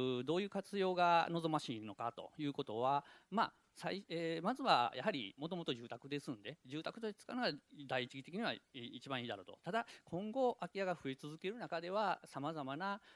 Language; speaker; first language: Japanese; native; Japanese